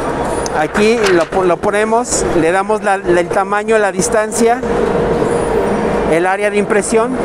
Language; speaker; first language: Spanish; native; Spanish